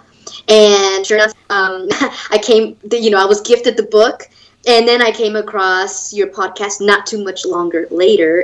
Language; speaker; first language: English; native; English